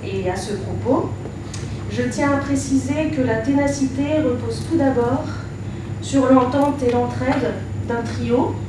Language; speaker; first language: French; native; French